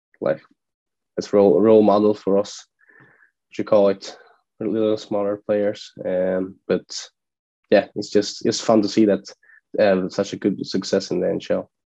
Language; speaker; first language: English; non-native, fluent; Swedish